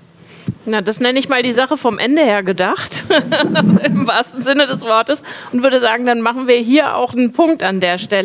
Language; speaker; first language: German; native; German